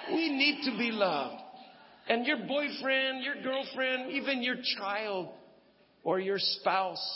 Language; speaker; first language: English; non-native, local second language; Filipino